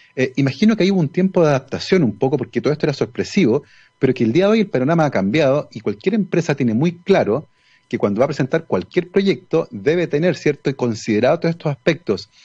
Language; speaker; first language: Spanish; native; Spanish